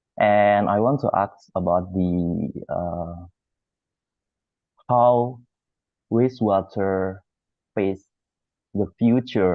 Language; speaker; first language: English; non-native, learner; Indonesian